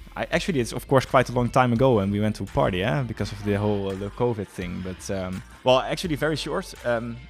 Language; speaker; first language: English; non-native, fluent; Dutch